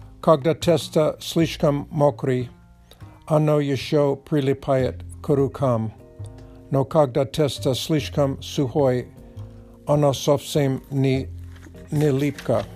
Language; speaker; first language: Russian; non-native, learner; English